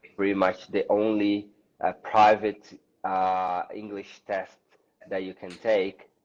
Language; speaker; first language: English; non-native, fluent; Portuguese